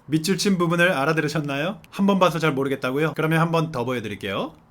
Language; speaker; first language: Korean; native; Korean